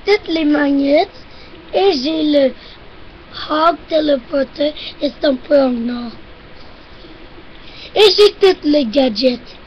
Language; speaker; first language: French; non-native, local second language; English